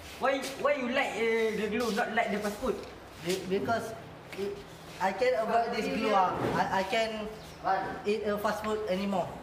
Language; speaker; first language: English; non-native, learner; Malay